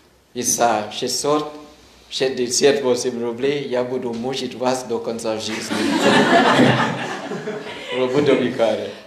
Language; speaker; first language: Russian; non-native, learner; Thai